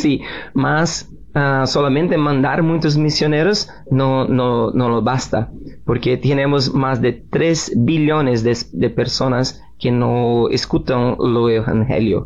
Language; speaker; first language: Spanish; non-native, learner; Portuguese